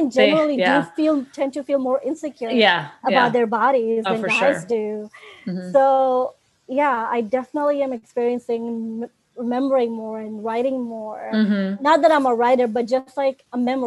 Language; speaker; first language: English; non-native, local second language; Urdu